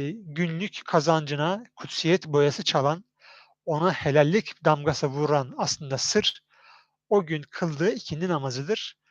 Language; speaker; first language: Turkish; native; Turkish